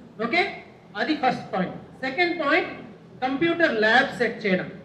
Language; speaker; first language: English; non-native, local second language; Telugu